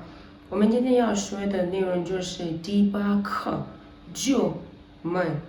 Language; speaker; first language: Chinese; non-native, learner; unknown